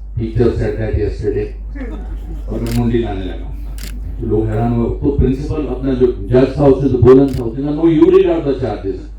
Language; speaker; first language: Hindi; native; Hindi